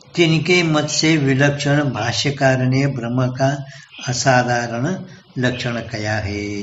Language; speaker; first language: Hindi; non-native, local second language; Kannada